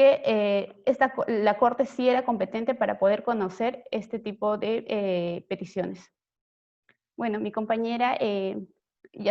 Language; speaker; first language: Spanish; native; Spanish